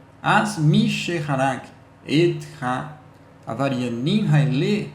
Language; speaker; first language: Hebrew; non-native, learner; Portuguese